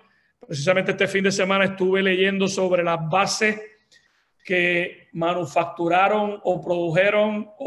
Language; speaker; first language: Spanish; native; Spanish